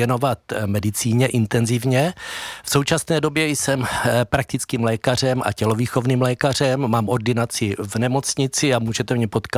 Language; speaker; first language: Czech; native; Czech